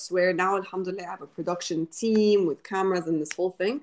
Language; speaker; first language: English; non-native, fluent; Arabic